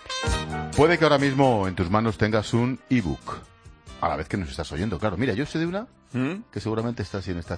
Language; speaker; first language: Spanish; native; Spanish